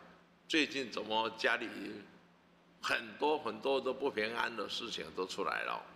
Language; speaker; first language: Chinese; native; Chinese